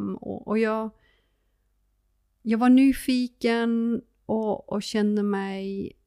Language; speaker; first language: Swedish; non-native, fluent; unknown